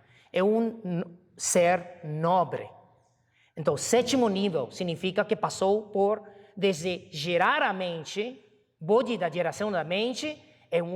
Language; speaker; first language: Portuguese; non-native, fluent; Chinese